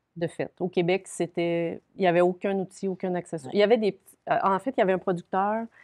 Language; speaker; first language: French; native; French